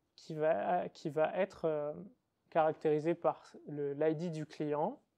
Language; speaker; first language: French; native; French